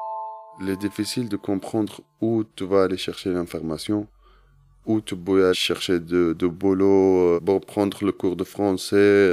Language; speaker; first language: French; non-native, learner; Arabic